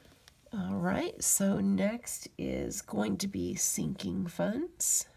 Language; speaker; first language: English; native; English